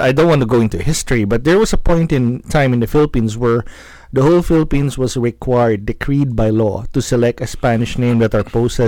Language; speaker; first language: English; non-native, local second language; Filipino